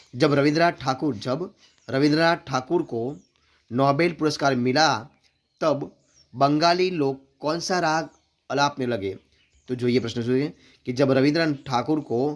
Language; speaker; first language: Hindi; non-native, local second language; Gujarati